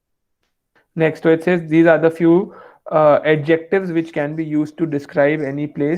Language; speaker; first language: English; non-native, local second language; Hindi